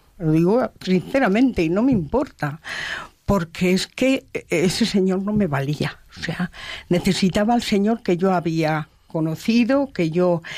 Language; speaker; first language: Spanish; native; Spanish